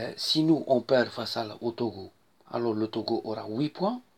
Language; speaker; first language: French; non-native, local second language; Arabic